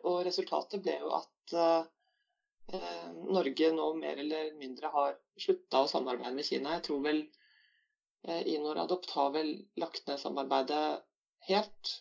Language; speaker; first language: Norwegian; native; Norwegian